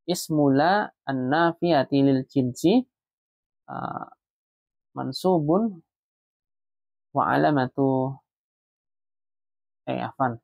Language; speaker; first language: Arabic; non-native, fluent; Indonesian